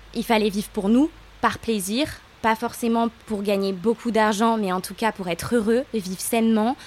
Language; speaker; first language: French; native; French